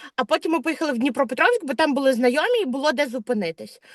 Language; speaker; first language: Ukrainian; non-native, local second language; Russian